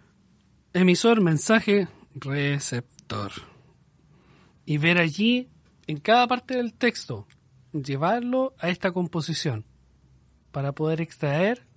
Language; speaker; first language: Spanish; native; Spanish